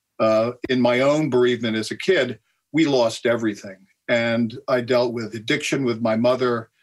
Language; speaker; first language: English; native; English